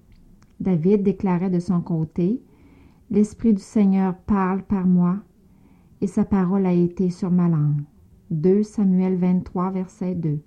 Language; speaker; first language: French; native; French